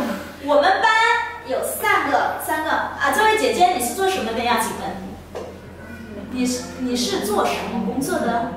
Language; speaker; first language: Chinese; non-native, fluent; Vietnamese